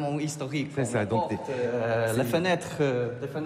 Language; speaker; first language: French; non-native, learner; Polish